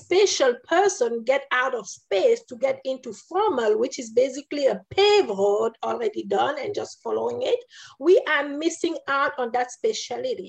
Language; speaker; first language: English; non-native, local second language; French